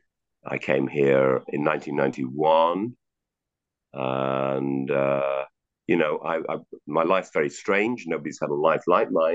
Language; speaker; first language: English; native; English